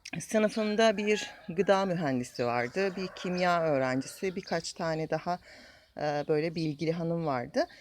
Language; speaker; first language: Turkish; native; Turkish